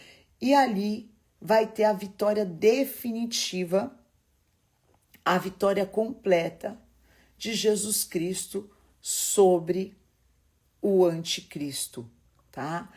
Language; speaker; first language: Portuguese; native; Portuguese